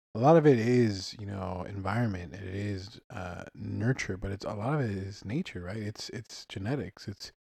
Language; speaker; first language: English; early bilingual, other home language; Spanish